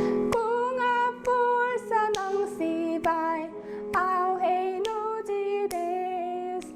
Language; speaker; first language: Portuguese; non-native, fluent; Korean